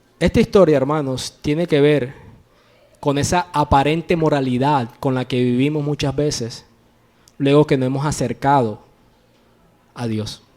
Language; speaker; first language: Spanish; native; Spanish